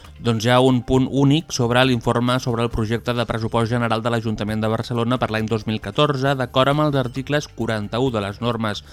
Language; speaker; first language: Catalan; native; Catalan